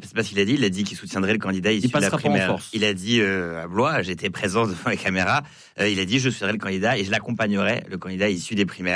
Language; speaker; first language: French; native; French